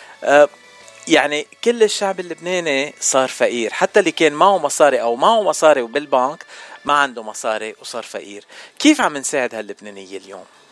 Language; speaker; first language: Arabic; native; Arabic